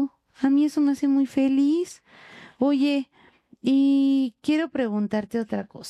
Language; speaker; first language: Spanish; native; Spanish